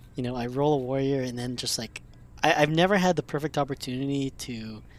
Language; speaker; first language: English; native; English